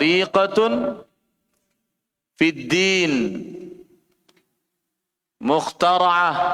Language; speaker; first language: Arabic; non-native, fluent; Indonesian